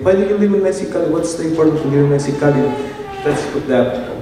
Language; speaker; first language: English; non-native, learner; Spanish